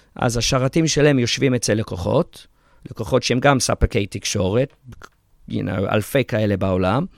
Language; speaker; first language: Hebrew; early bilingual, heritage; Hebrew